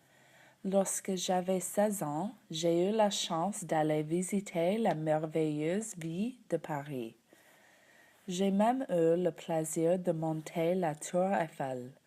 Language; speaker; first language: French; non-native, learner; English